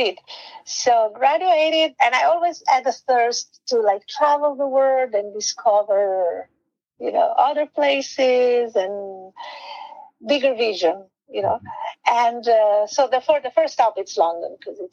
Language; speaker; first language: English; non-native, fluent; Italian